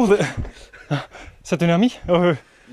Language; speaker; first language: French; non-native, local second language; Dutch